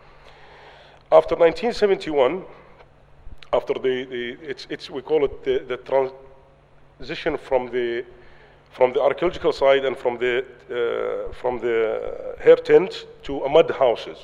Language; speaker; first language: English; non-native, learner; Arabic